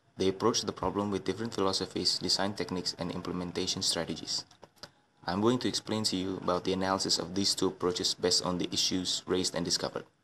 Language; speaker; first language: English; non-native, fluent; Indonesian